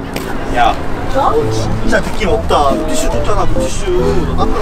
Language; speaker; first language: Korean; native; Korean